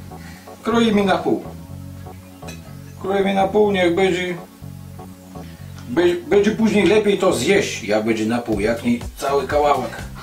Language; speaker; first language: Polish; non-native, learner; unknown